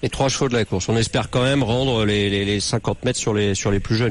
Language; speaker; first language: French; native; French